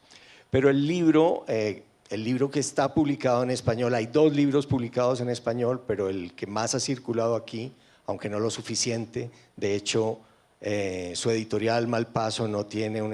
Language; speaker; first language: Spanish; native; Spanish